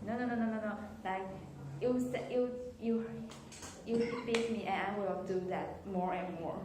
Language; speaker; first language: English; non-native, learner; Chinese